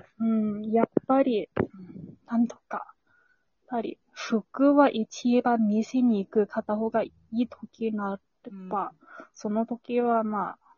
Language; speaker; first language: Japanese; non-native, learner; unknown